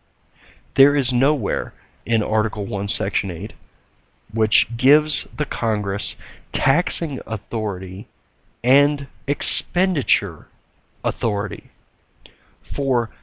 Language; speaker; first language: English; native; English